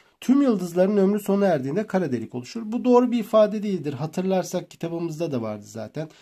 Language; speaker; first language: Turkish; native; Turkish